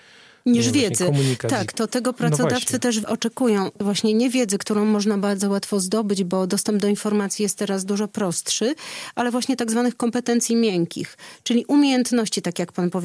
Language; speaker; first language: Polish; native; Polish